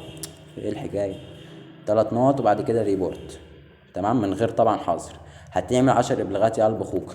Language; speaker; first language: Arabic; native; Arabic